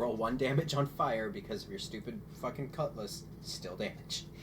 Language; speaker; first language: English; native; English